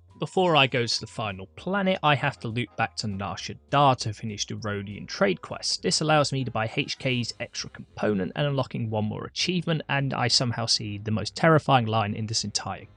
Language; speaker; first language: English; native; English